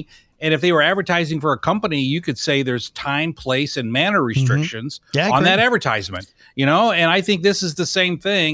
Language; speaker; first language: English; native; English